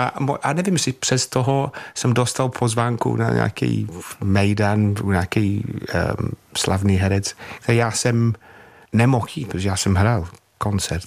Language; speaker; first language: Czech; non-native, fluent; English